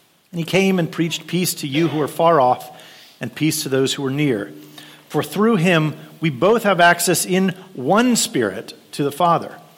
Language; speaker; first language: English; native; English